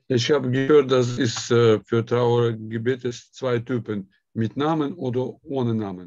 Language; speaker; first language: German; non-native, learner; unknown